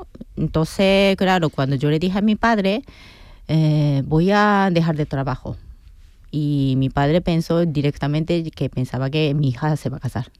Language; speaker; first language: Spanish; non-native, fluent; Japanese